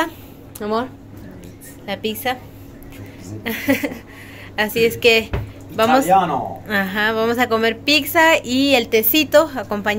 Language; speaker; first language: Spanish; native; Spanish